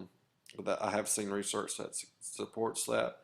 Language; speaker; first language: English; native; English